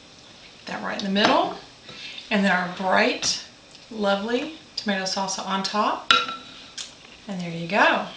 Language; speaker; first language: English; native; English